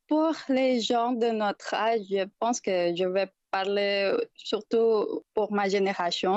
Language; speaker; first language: French; non-native, fluent; Indonesian